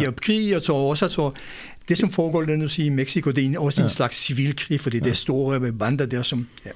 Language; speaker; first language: Danish; non-native, fluent; Hebrew